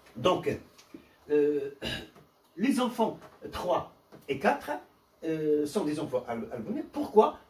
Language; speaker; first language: French; non-native, local second language; Arabic